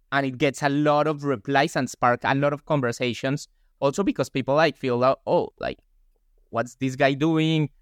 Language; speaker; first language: English; non-native, fluent; Spanish